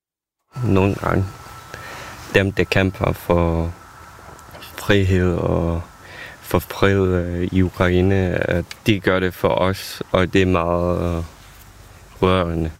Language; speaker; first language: Danish; non-native, fluent; Ukrainian